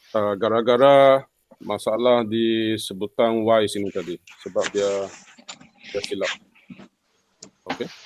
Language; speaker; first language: Malay; non-native, local second language; Chinese